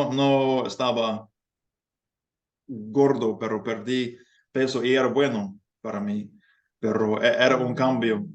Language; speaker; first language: Spanish; non-native, fluent; English